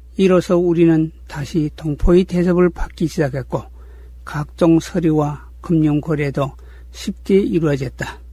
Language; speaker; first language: Korean; native; Korean